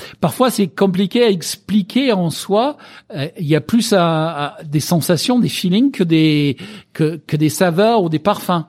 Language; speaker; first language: French; non-native, fluent; English